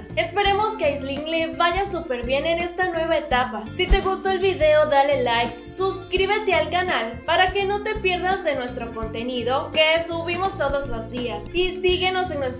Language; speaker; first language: Spanish; native; Spanish